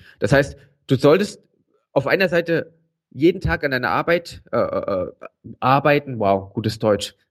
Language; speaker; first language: German; native; German